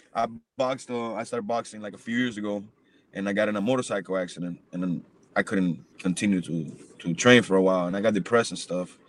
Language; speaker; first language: English; early bilingual, other home language; Spanish